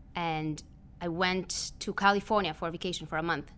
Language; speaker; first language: English; early bilingual, other home language; Hebrew